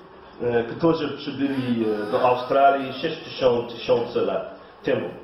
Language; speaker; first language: Polish; non-native, learner; English